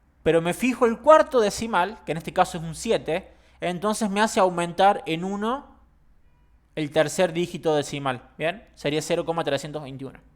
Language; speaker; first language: Spanish; native; Spanish